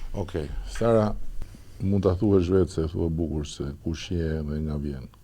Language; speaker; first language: Albanian; native; Albanian